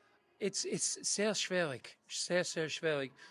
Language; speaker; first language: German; non-native, learner; English